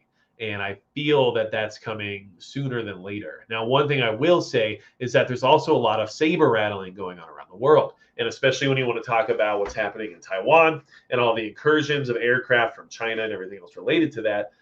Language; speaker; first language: English; native; English